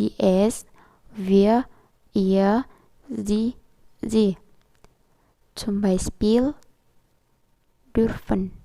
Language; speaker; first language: German; non-native, learner; Indonesian